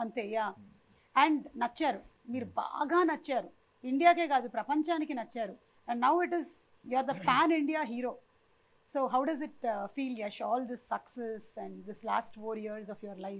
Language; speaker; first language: Telugu; native; Telugu